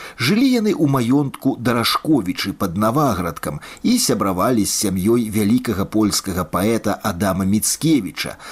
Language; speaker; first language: Belarusian; native; Belarusian